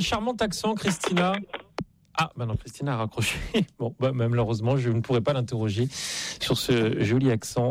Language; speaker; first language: French; native; French